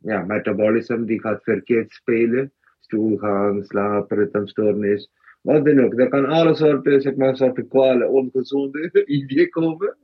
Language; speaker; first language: Dutch; non-native, fluent; Malayalam